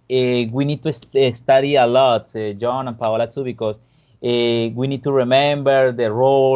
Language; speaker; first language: English; non-native, fluent; Spanish